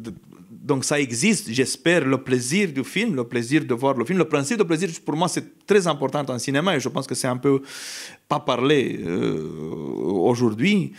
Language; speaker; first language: French; non-native, fluent; Romanian